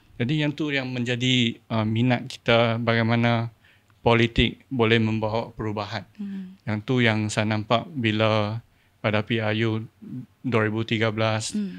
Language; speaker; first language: Malay; non-native, local second language; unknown